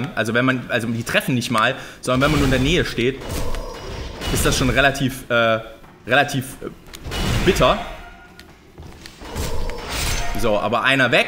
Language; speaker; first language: German; native; German